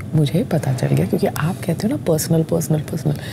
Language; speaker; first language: Hindi; native; Hindi